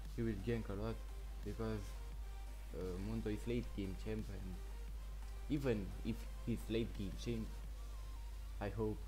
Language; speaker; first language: English; non-native, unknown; Romanian